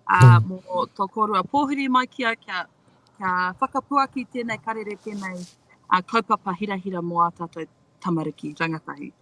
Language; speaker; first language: Māori; non-native, local second language; English